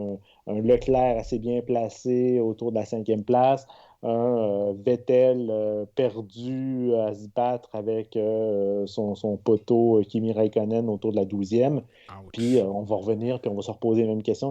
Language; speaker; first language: French; native; French